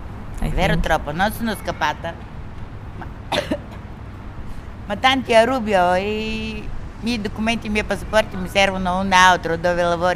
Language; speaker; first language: Italian; non-native, learner; Bulgarian